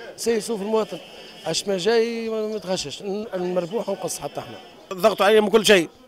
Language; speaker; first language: Arabic; native; Arabic